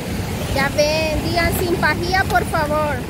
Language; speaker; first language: Spanish; native; Spanish